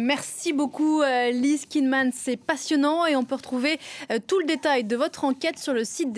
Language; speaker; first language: French; native; French